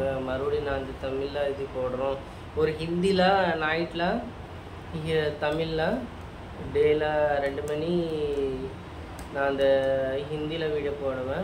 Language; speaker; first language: Tamil; non-native, fluent; Hindi